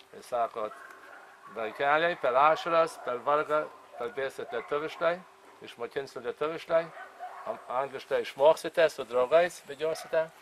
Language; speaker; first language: Lithuanian; early bilingual, heritage; Lithuanian